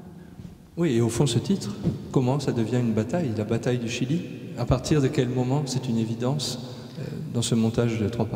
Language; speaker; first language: French; native; French